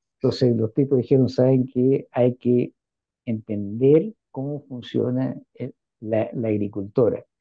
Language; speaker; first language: Spanish; native; Spanish